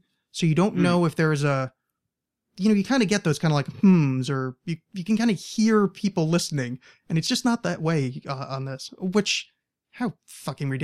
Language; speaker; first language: English; native; English